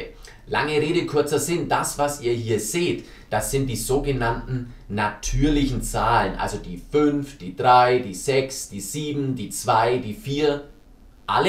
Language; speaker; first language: German; native; German